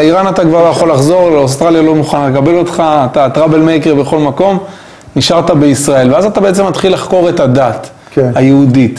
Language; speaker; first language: Hebrew; native; Hebrew